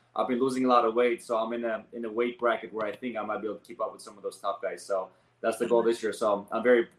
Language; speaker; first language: English; early bilingual, other home language; Armenian